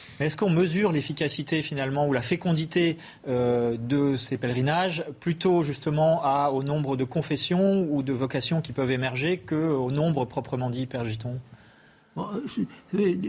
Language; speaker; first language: French; native; French